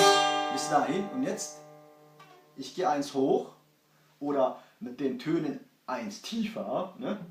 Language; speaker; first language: German; early bilingual, other home language; Kurdish